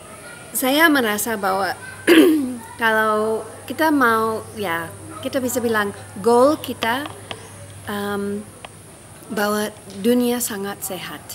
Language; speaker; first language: Indonesian; non-native, fluent; English